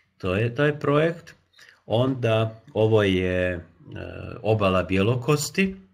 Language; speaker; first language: Croatian; native; Croatian